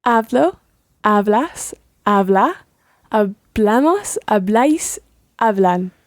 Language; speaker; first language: Spanish; non-native, learner; English